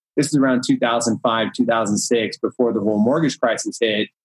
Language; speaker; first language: English; early bilingual, other home language; Hindi